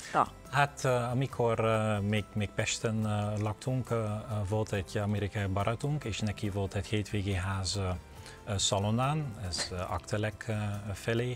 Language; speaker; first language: Hungarian; non-native, learner; Dutch